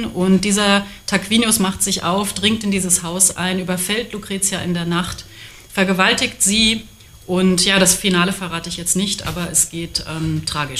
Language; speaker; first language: German; native; German